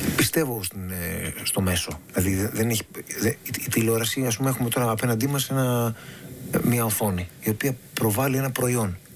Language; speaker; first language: Greek; native; Greek